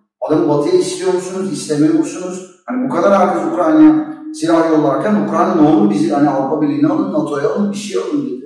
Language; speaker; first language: Turkish; native; Turkish